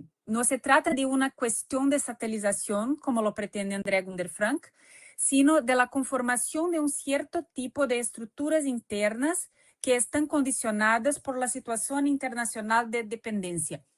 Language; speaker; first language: Spanish; non-native, fluent; Portuguese